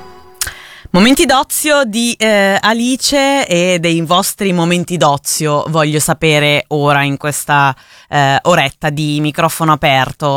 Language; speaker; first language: Italian; native; Italian